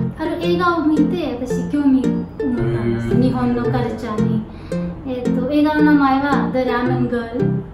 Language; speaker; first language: Japanese; non-native, fluent; Hindi